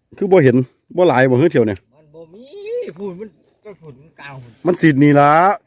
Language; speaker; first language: Thai; native; Thai